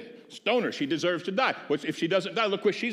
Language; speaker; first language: English; native; English